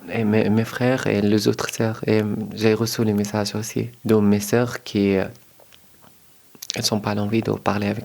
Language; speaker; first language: French; early bilingual, other home language; Arabic